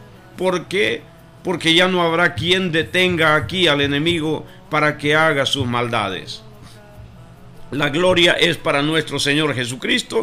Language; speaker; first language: Spanish; native; Spanish